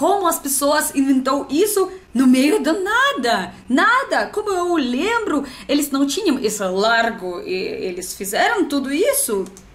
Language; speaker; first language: Portuguese; non-native, learner; Russian